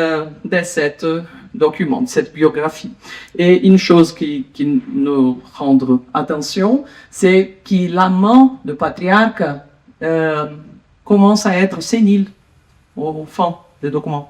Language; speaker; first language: French; non-native, learner; Portuguese